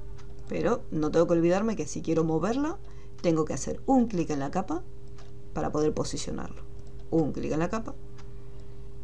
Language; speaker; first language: Spanish; native; Spanish